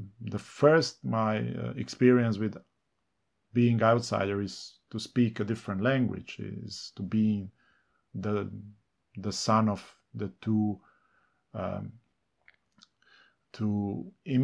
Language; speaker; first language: English; non-native, fluent; Serbian